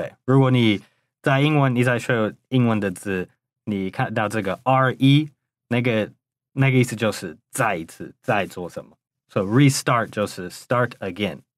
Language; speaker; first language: Chinese; non-native, fluent; English